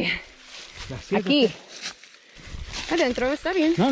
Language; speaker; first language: Spanish; non-native, learner; English